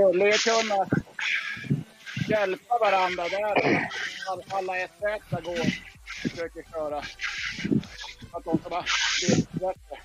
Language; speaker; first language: Swedish; native; Swedish